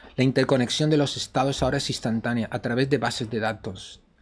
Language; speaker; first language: Spanish; native; Spanish